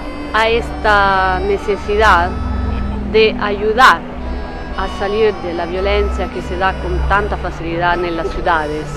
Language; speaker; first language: Spanish; non-native, fluent; Italian